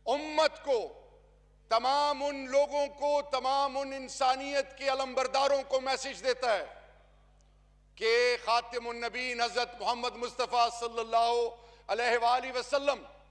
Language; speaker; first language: Urdu; non-native, local second language; Pashto